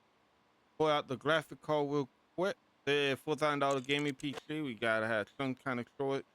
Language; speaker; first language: English; native; English